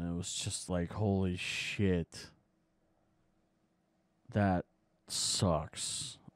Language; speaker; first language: English; native; English